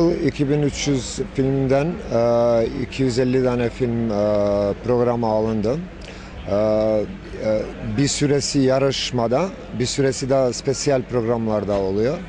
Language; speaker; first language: Turkish; non-native, local second language; Albanian